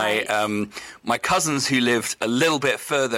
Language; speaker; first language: English; native; English